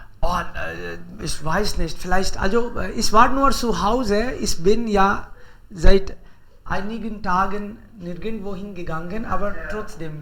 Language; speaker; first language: German; non-native, fluent; Hindi